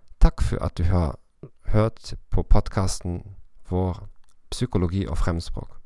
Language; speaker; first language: Norwegian; non-native, learner; German